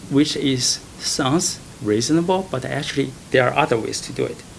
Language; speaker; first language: English; non-native, fluent; Chinese